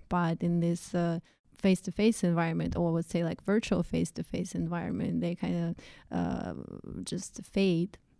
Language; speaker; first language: English; non-native, fluent; Russian